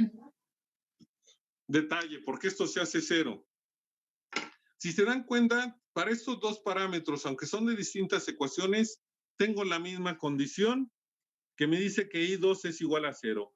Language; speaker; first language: Spanish; native; Spanish